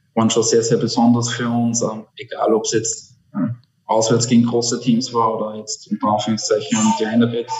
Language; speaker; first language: German; native; German